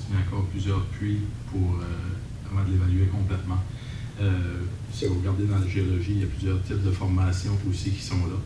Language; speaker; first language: French; native; French